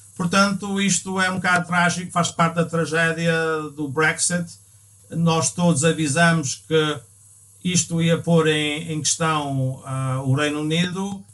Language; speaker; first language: Portuguese; early bilingual, other home language; English